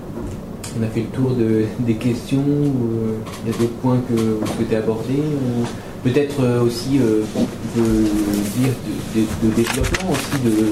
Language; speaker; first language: French; native; French